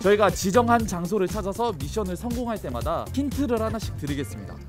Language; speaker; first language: Korean; native; Korean